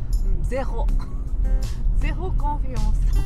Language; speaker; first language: French; non-native, learner; Japanese